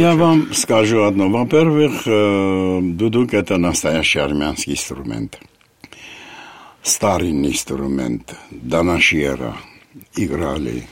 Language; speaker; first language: Russian; non-native, fluent; Armenian